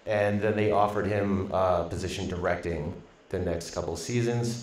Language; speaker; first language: English; native; English